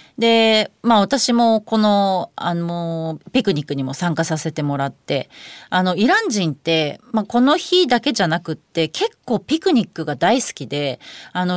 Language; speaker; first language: Japanese; native; Japanese